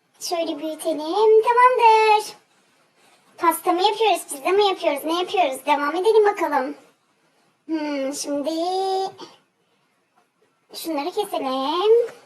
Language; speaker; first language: Turkish; native; Turkish